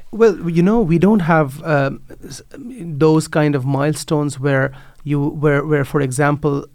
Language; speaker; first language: English; non-native, fluent; Dutch